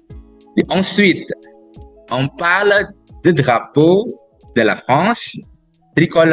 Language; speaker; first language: French; non-native, fluent; Indonesian